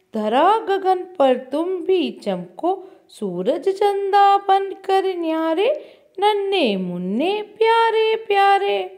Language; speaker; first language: Hindi; non-native, local second language; Kannada